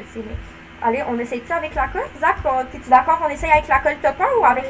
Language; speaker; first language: French; native; French